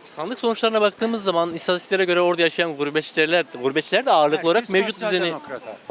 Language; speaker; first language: Turkish; native; Turkish